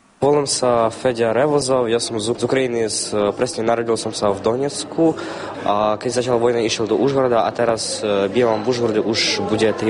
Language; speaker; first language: Slovak; non-native, learner; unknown